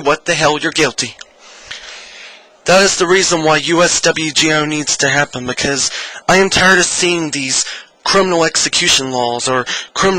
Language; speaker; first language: English; native; English